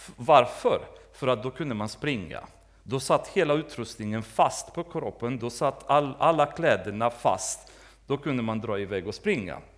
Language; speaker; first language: Swedish; native; Swedish